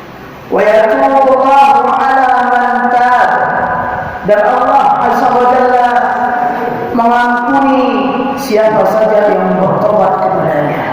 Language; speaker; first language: Indonesian; native; Indonesian